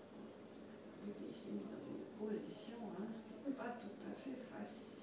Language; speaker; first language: French; native; French